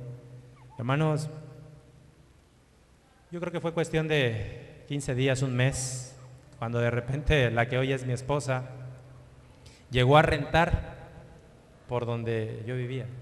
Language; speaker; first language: Spanish; native; Spanish